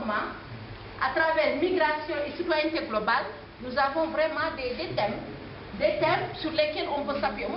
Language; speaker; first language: French; non-native, local second language; Wolof